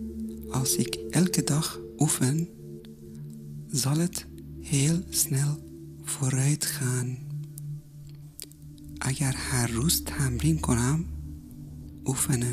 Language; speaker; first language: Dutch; non-native, fluent; Persian